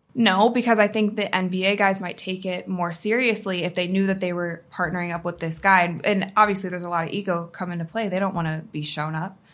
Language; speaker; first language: English; native; English